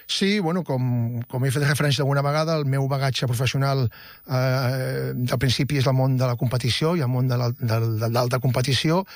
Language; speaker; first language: Catalan; native; Catalan